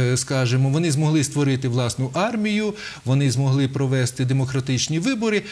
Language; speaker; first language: Ukrainian; native; Ukrainian